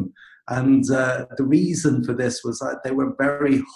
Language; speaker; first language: English; native; English